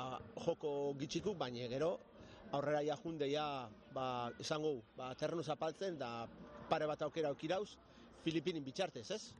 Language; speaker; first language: Basque; native; Basque